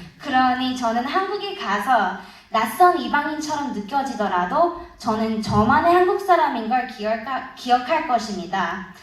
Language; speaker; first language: Korean; early bilingual, heritage; Korean